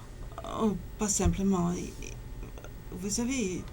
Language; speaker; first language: French; non-native, fluent; English